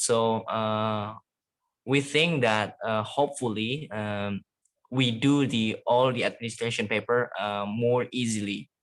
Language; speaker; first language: English; non-native, fluent; Indonesian